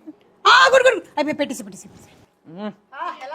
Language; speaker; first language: Telugu; native; Telugu